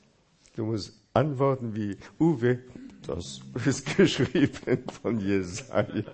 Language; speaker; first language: German; non-native, fluent; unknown